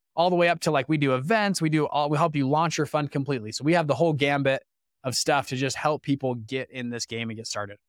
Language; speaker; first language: English; native; English